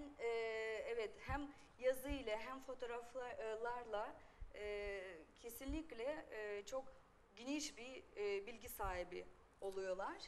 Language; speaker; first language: Turkish; non-native, fluent; Russian